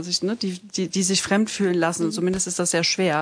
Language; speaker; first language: German; native; German